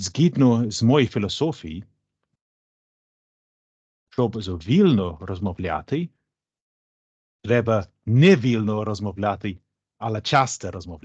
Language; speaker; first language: Ukrainian; non-native, learner; English